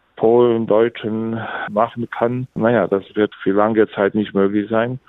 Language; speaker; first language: German; non-native, fluent; Polish